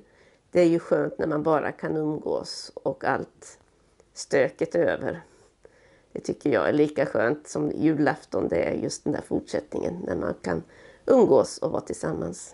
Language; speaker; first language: Swedish; native; Swedish